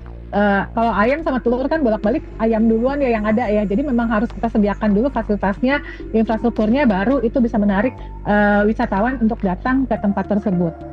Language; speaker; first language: Indonesian; native; Indonesian